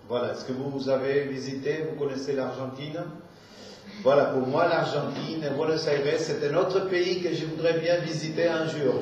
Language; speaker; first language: French; non-native, fluent; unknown